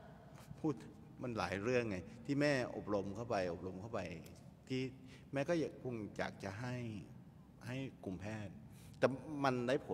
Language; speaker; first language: Thai; native; Thai